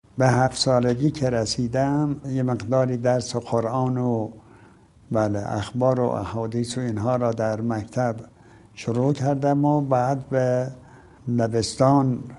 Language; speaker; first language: Persian; native; Persian